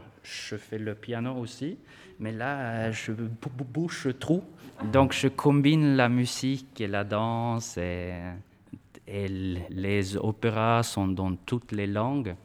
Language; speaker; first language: French; non-native, fluent; Swedish